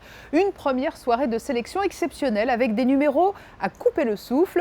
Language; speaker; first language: French; native; French